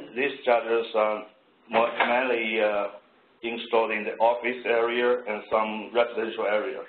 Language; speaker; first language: English; non-native, fluent; Chinese